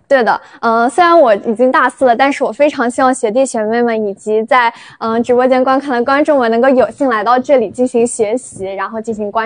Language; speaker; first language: Chinese; native; Chinese